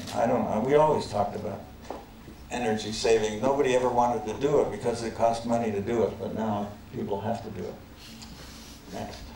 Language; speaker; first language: English; native; English